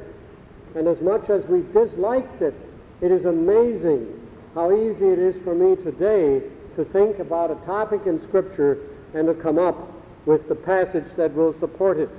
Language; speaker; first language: English; early bilingual, other home language; German